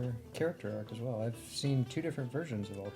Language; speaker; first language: English; native; English